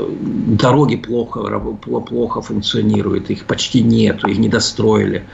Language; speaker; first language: Russian; early bilingual, heritage; Russian